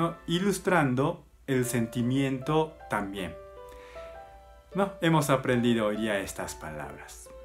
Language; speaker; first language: Spanish; non-native, learner; Japanese